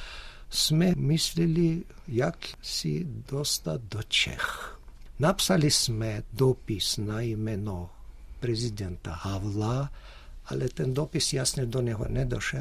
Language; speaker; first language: Czech; early bilingual, heritage; Czech